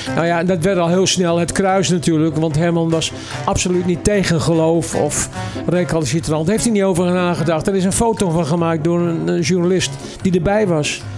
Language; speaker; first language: Dutch; native; Dutch